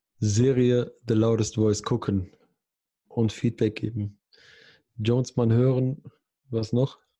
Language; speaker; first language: German; early bilingual, other home language; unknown